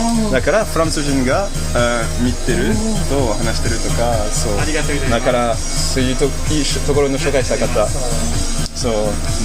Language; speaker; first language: Japanese; non-native, fluent; French